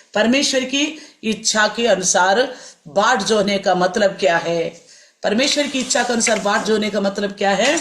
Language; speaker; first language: Hindi; non-native, local second language; Telugu